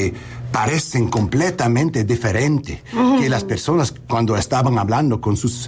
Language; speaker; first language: Spanish; non-native, learner; English